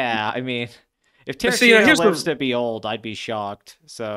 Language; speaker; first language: English; native; English